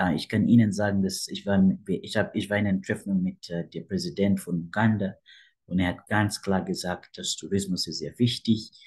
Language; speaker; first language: German; non-native, fluent; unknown